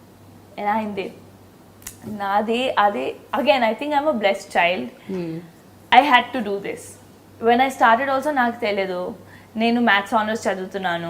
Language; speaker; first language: Telugu; non-native, fluent; Hindi